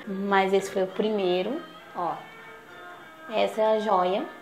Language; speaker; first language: Portuguese; native; Portuguese